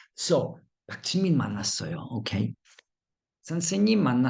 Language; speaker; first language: Korean; non-native, fluent; Russian